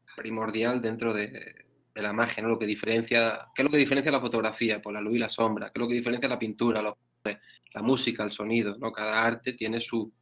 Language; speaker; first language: Spanish; native; Spanish